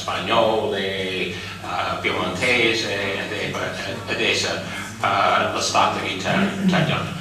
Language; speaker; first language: Italian; non-native, fluent; English